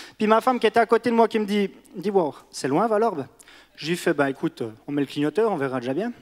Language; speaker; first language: French; native; French